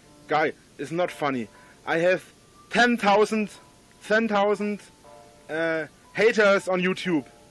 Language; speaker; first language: English; non-native, learner; German